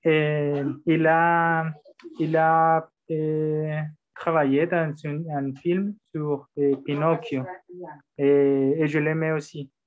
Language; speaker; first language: French; non-native, learner; Spanish